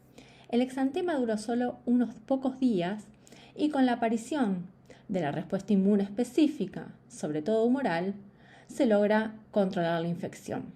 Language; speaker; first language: Spanish; native; Spanish